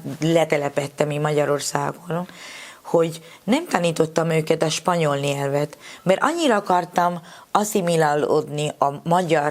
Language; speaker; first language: Hungarian; non-native, fluent; Spanish